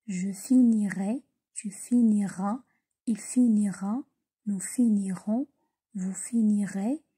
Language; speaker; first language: French; non-native, local second language; Arabic